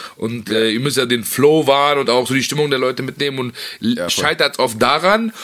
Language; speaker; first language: German; early bilingual, other home language; Persian